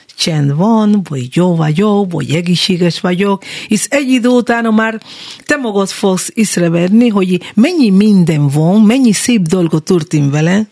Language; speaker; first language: Hungarian; non-native, learner; Spanish